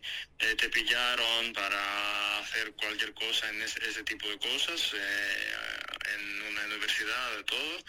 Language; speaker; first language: Spanish; non-native, fluent; Greek